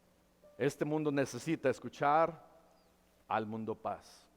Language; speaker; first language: Spanish; native; Spanish